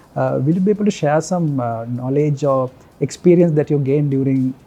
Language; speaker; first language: English; non-native, local second language; Sinhala